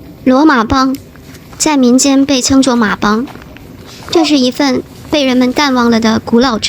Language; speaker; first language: Chinese; native; Chinese